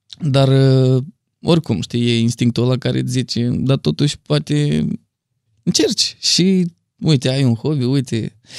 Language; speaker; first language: Romanian; native; Romanian